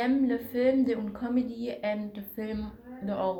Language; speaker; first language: French; non-native, learner; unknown